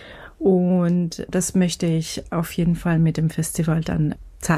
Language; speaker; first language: German; non-native, fluent; Persian